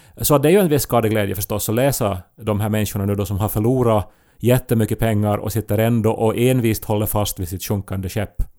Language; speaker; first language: Swedish; native; Swedish